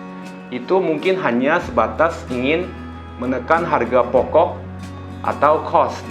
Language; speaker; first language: Indonesian; non-native, fluent; Korean